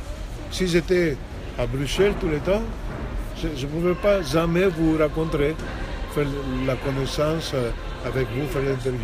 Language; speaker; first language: French; non-native, fluent; Greek